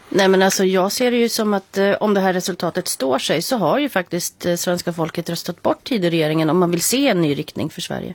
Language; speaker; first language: Swedish; native; Swedish